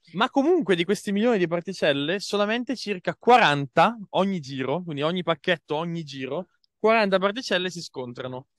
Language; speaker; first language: Italian; native; Italian